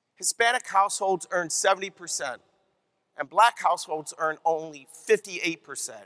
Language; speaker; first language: English; native; English